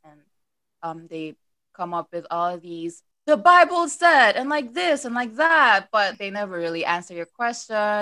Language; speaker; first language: English; non-native, local second language; Persian